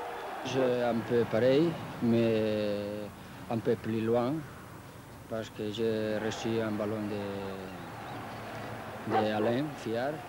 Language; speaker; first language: French; non-native, fluent; Spanish